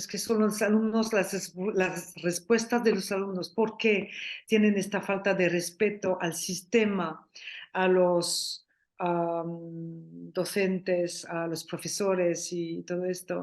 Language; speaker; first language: Spanish; non-native, fluent; French